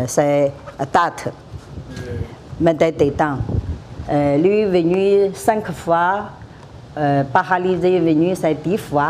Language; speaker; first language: French; non-native, learner; Chinese